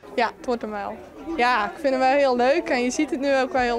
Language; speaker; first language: Dutch; native; Dutch